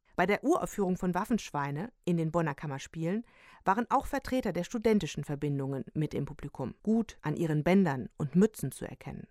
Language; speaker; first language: German; native; German